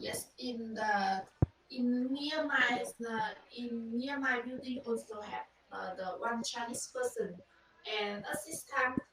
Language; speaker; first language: English; non-native, learner; Vietnamese